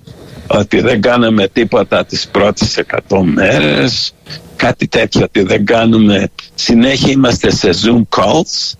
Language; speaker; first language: Greek; early bilingual, heritage; Greek